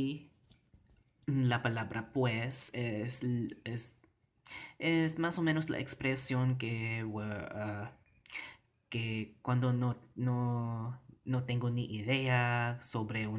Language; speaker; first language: Spanish; non-native, learner; Cebuano